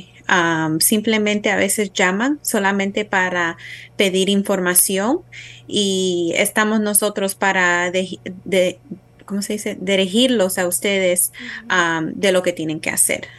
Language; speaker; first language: Spanish; early bilingual, heritage; Spanish